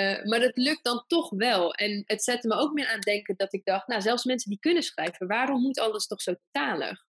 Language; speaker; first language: Dutch; early bilingual, other home language; Persian